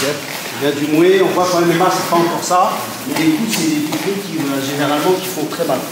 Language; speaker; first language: French; native; French